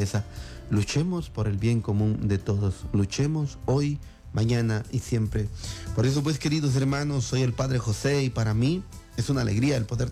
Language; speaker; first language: Spanish; native; Spanish